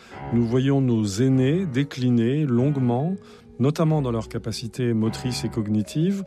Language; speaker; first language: French; native; French